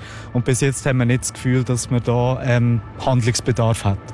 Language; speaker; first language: German; native; German